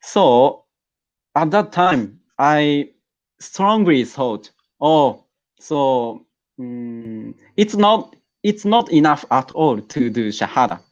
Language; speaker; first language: English; non-native, learner; Japanese